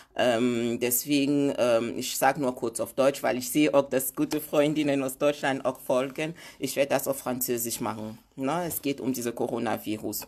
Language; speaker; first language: German; non-native, fluent; French